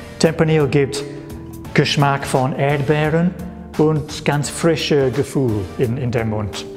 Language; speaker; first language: German; non-native, learner; English